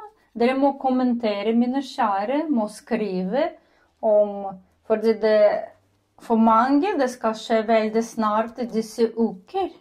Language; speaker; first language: Norwegian; non-native, learner; Ukrainian